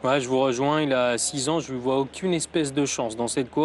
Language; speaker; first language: French; native; French